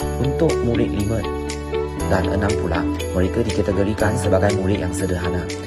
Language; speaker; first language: Malay; non-native, local second language; Chinese